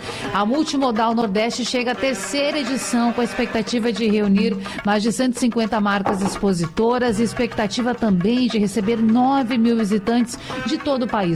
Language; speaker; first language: Portuguese; native; Portuguese